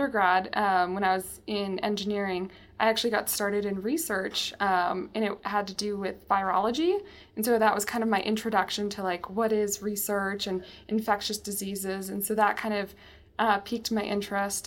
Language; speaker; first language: English; native; English